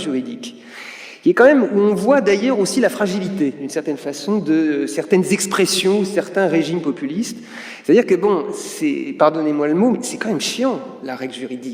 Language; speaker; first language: French; native; French